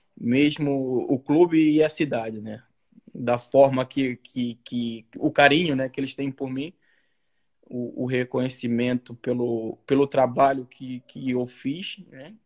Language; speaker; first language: Portuguese; native; Portuguese